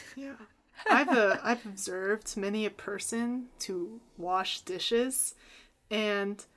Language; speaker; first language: English; native; English